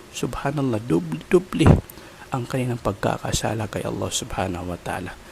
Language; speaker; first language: Filipino; non-native, local second language; Maranao